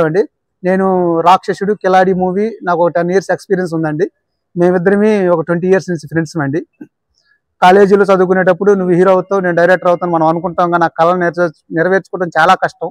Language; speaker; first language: Telugu; native; Telugu